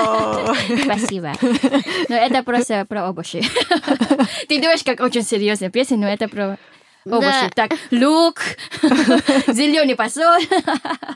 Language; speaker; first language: Russian; non-native, learner; Filipino